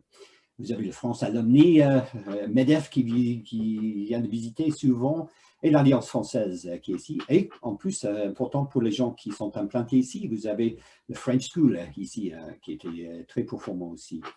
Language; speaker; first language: French; non-native, fluent; English